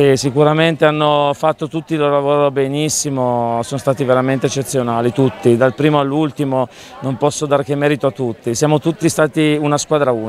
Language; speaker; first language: Italian; native; Italian